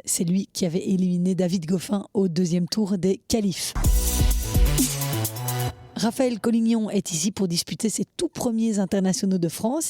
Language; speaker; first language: French; native; French